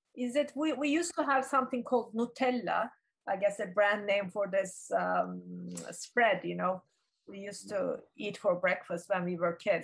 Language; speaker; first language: English; non-native, fluent; Turkish